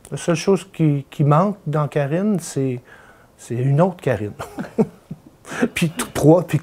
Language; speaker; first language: French; native; French